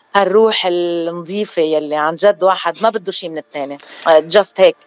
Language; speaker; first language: Arabic; non-native, local second language; Armenian